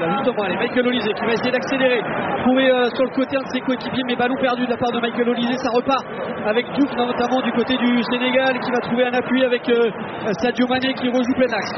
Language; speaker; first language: French; native; French